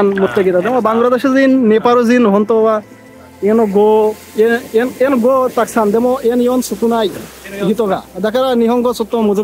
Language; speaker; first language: Japanese; non-native, learner; Bangla